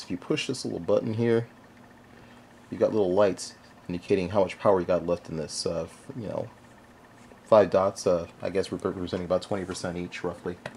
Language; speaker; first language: English; native; English